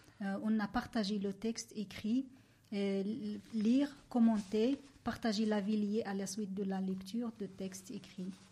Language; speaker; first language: French; non-native, local second language; Arabic